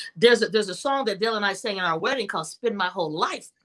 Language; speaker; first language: English; native; English